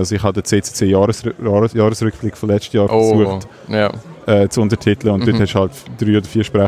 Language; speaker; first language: German; native; German